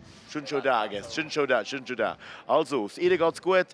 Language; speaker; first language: English; non-native, fluent; German